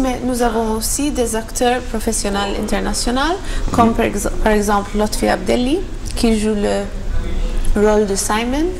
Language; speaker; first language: French; non-native, learner; Maltese